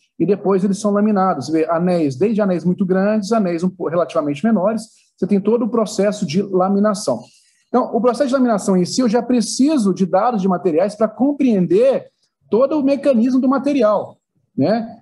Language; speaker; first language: Portuguese; native; Portuguese